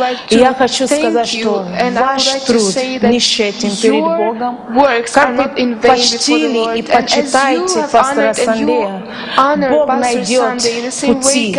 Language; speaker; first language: Russian; non-native, fluent; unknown